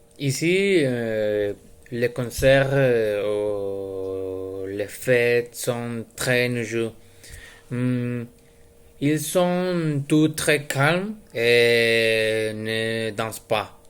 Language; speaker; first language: French; non-native, learner; Spanish